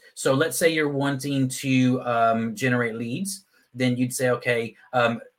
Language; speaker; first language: English; native; English